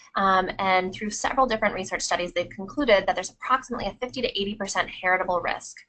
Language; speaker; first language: English; native; English